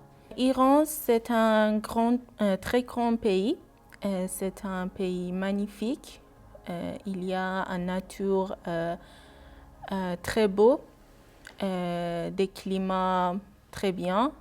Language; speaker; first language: French; non-native, learner; Persian